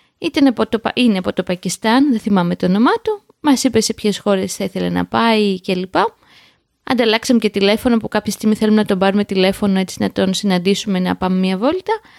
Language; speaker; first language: Greek; native; Greek